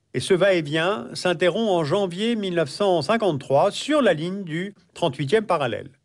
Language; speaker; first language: French; native; French